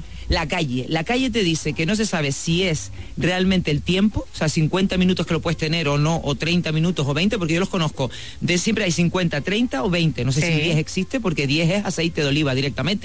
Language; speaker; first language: Spanish; native; Spanish